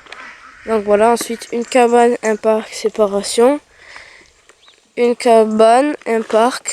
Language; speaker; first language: French; native; French